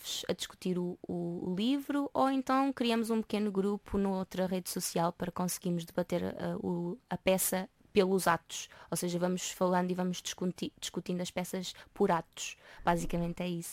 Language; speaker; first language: Portuguese; native; Portuguese